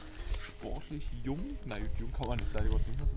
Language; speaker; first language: German; native; German